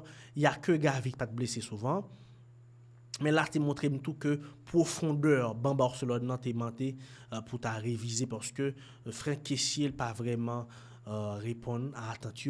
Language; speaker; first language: French; non-native, local second language; Haitian Creole